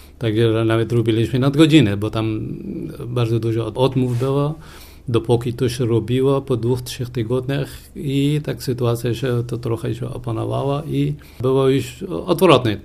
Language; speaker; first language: Polish; non-native, fluent; Persian